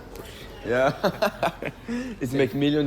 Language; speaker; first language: English; non-native, learner; French